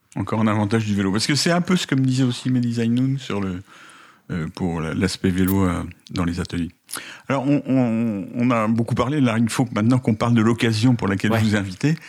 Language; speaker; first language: French; native; French